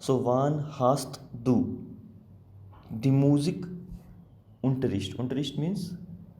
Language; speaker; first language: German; non-native, learner; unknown